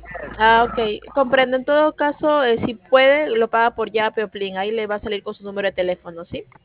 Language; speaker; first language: Spanish; native; Spanish